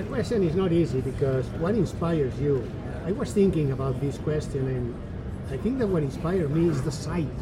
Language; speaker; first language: English; non-native, fluent; Spanish